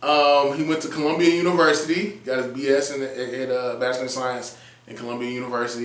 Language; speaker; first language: English; native; English